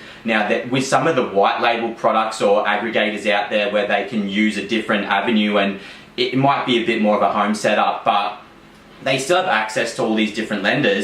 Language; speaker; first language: English; native; English